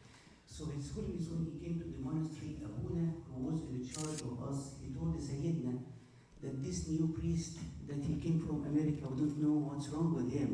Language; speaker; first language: English; non-native, fluent; Arabic